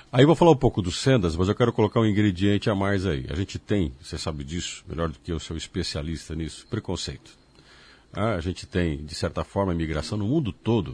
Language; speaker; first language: Portuguese; native; Portuguese